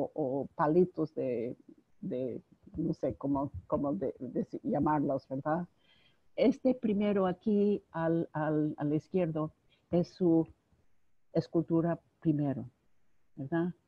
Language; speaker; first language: Spanish; non-native, fluent; English